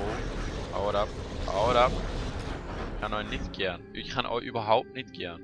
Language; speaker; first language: German; native; German